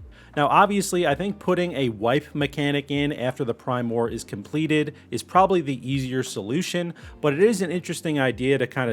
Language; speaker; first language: English; native; English